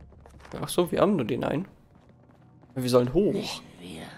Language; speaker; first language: German; native; German